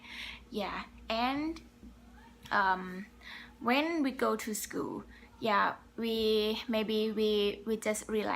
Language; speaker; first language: English; non-native, learner; Thai